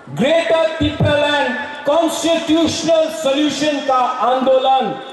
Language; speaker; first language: Hindi; non-native, local second language; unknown